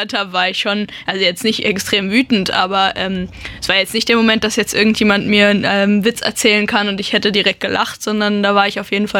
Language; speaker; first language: German; non-native, local second language; Luxembourgish